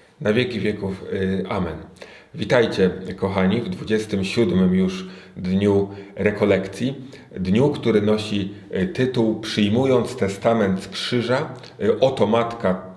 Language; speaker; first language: Polish; native; Polish